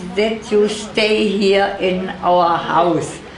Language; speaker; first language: English; non-native, learner; German